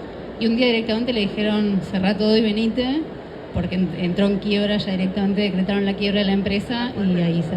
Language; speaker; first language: Spanish; native; Spanish